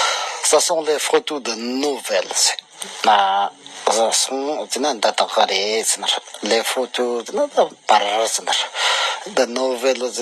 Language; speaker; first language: French; non-native, learner; Tibetan